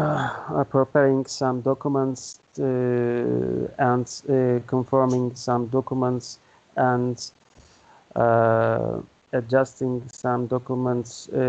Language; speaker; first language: English; non-native, learner; Turkish